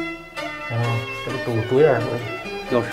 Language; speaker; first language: Chinese; native; Chinese